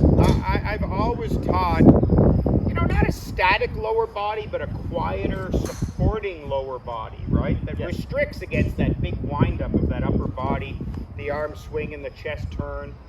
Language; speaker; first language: English; native; English